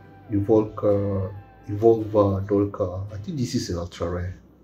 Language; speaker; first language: English; non-native, local second language; Malay